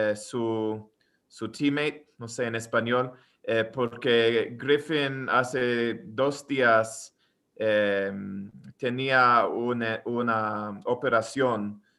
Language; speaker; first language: Spanish; non-native, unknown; English